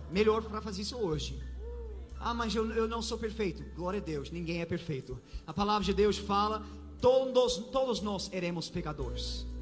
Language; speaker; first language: Portuguese; non-native, fluent; English